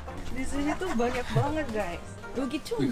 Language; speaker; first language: Indonesian; non-native, fluent; Korean